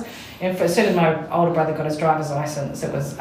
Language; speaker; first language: English; native; English